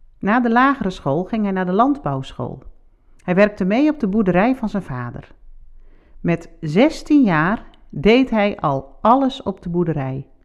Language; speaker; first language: Dutch; non-native, local second language; Western Frisian